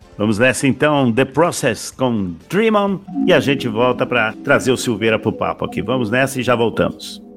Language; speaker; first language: Portuguese; native; Portuguese